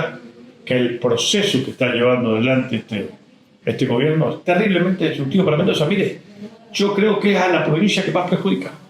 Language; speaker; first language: Spanish; native; Spanish